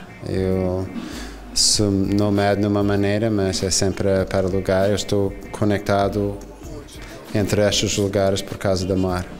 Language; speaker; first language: Portuguese; non-native, fluent; English